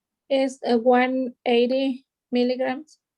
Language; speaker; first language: English; non-native, learner; Spanish